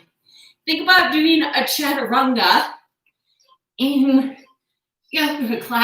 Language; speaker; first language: English; native; English